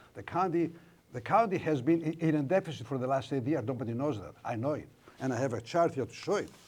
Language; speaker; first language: English; non-native, fluent; Greek